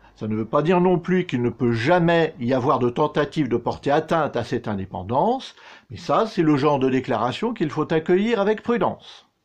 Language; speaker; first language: French; native; French